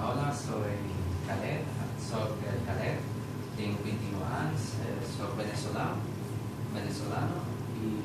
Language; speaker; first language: Catalan; non-native, learner; Spanish